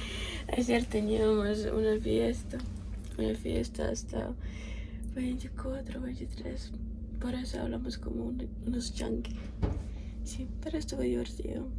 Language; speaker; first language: Spanish; non-native, learner; Ukrainian